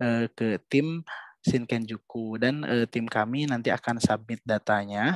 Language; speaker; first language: Malay; native; Malay